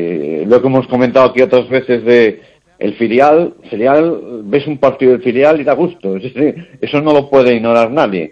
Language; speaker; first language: Spanish; native; Spanish